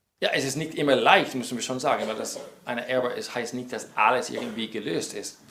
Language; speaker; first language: German; non-native, fluent; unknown